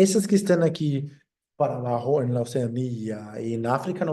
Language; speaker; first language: Spanish; non-native, fluent; Portuguese